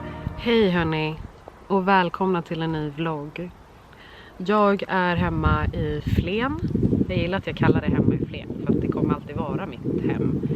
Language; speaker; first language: Swedish; native; Swedish